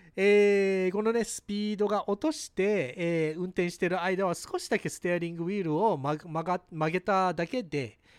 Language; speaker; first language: Japanese; early bilingual, heritage; Japanese